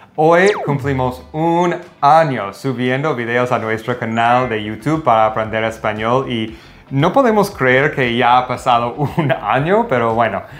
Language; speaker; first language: Spanish; non-native, fluent; English